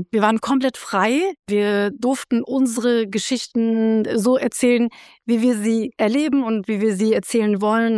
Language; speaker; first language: German; native; German